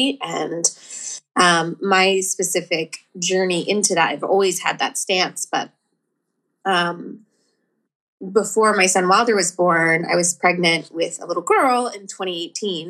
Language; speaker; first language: English; native; English